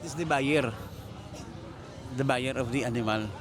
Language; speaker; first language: English; non-native, local second language; Hiligaynon